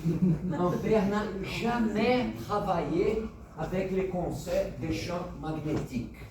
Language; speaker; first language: French; non-native, fluent; Portuguese